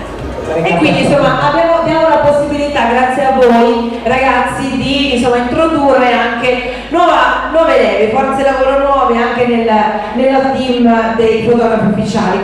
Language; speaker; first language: Italian; native; Italian